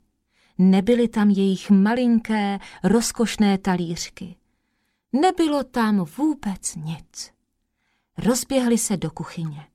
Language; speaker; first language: Czech; native; Czech